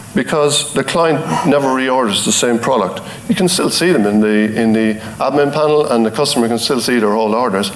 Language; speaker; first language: English; native; English